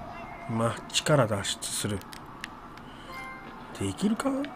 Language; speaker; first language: Japanese; native; Japanese